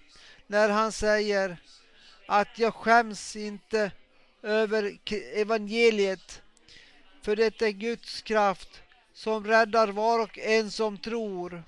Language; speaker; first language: Swedish; non-native, local second language; Finnish